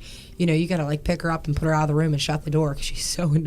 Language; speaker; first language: English; native; English